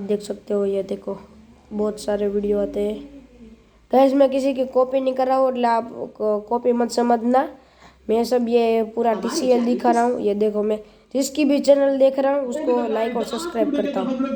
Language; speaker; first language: Hindi; non-native, local second language; Gujarati